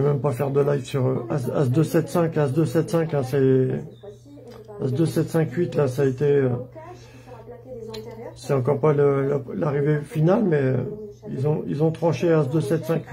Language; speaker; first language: French; native; French